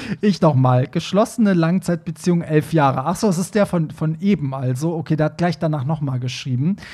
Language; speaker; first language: German; early bilingual, other home language; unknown